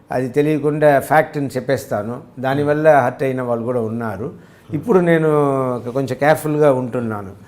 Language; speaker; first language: Telugu; native; Telugu